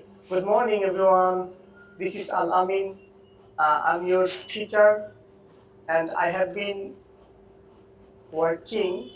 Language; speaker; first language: English; non-native, learner; Bangla